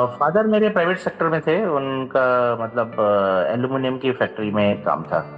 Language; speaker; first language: Hindi; early bilingual, other home language; Nepali